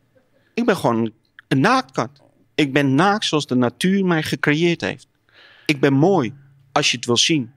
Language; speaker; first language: Dutch; native; Dutch